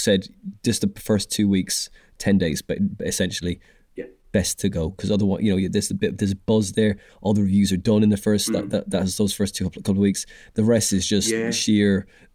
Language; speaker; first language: English; native; English